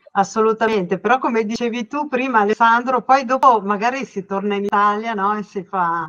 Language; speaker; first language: Italian; native; Italian